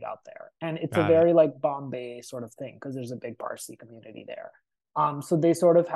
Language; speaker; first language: English; non-native, local second language; Hindi